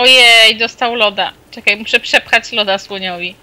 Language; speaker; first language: Polish; native; Polish